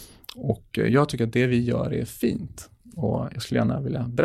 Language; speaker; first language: Swedish; native; Swedish